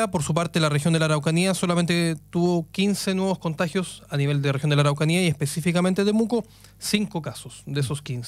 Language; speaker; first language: Spanish; native; Spanish